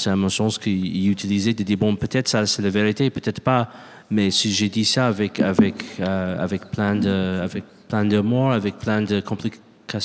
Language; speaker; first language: French; non-native, learner; English